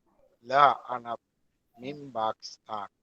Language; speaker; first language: Arabic; non-native, learner; Divehi